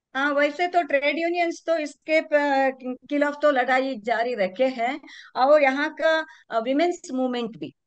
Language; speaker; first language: Hindi; non-native, local second language; Kannada